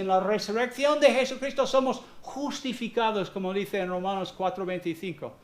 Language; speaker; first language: Spanish; non-native, fluent; English